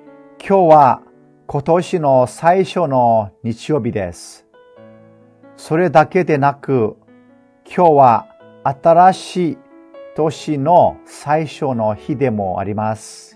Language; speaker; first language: Japanese; non-native, fluent; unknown